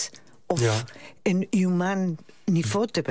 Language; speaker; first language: Dutch; non-native, fluent; Spanish